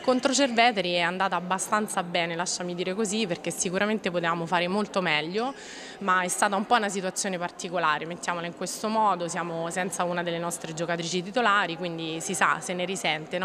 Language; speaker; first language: Italian; native; Italian